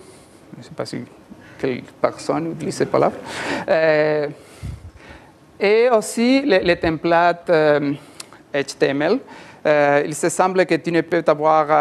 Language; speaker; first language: French; non-native, learner; Spanish